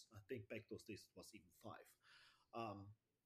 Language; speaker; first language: English; non-native, fluent; German